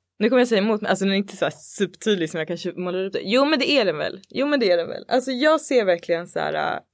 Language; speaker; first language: Swedish; early bilingual, other home language; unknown